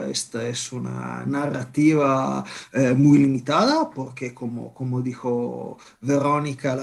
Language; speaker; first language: Spanish; non-native, fluent; Italian